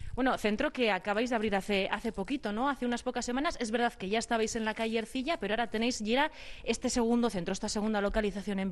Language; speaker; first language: Spanish; native; Spanish